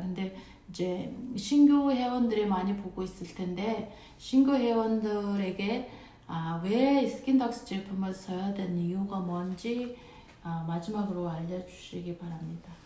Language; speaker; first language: Korean; non-native, fluent; Mongolian